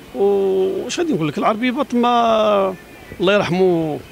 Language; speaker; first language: Arabic; native; Arabic